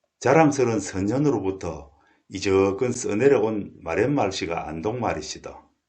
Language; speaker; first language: Korean; native; Korean